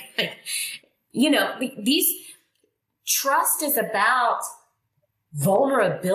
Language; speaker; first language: English; non-native, fluent; Indonesian